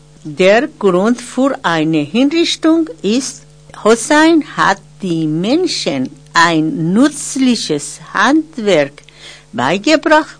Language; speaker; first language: German; non-native, fluent; Persian